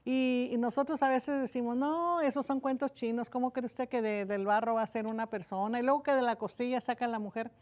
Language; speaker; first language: Spanish; native; Spanish